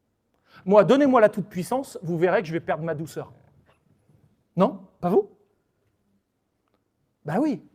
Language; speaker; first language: French; native; French